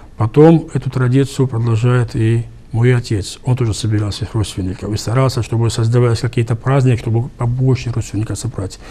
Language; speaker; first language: Russian; non-native, local second language; Georgian